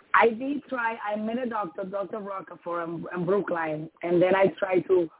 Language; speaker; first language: English; non-native, learner; Spanish